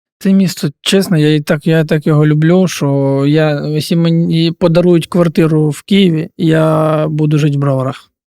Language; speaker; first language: Ukrainian; non-native, local second language; Russian